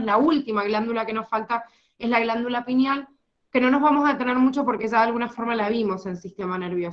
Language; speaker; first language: Spanish; native; Spanish